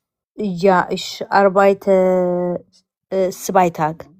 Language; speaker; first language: German; non-native, learner; Amharic